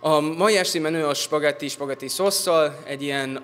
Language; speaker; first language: Hungarian; early bilingual, heritage; English